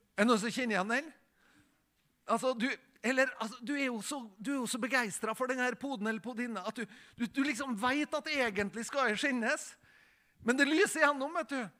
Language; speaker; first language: Norwegian; native; Norwegian